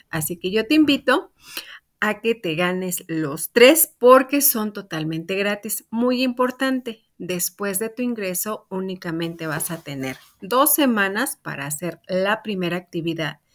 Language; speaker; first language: Spanish; native; Spanish